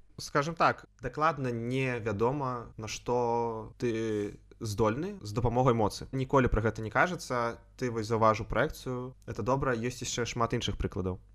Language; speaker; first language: Belarusian; non-native, local second language; Russian